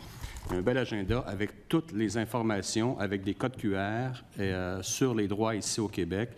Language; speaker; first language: French; native; French